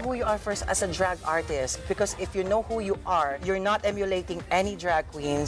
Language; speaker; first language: English; non-native, local second language; Filipino